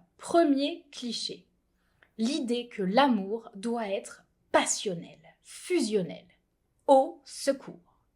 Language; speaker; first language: French; native; French